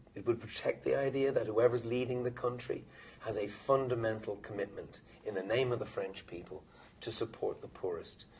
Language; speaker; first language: English; native; English